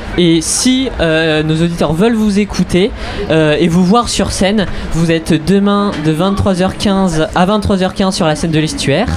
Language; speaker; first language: French; native; French